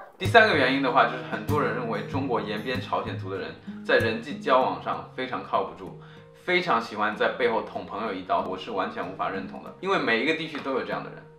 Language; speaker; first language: Chinese; native; Chinese